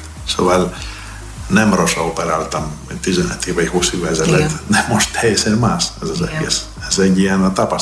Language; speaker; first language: Hungarian; non-native, learner; Greek